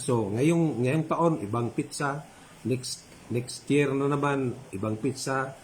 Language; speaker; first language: Filipino; non-native, local second language; Cebuano